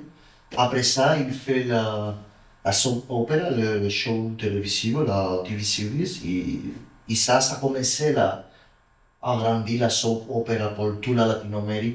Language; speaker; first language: French; non-native, learner; Spanish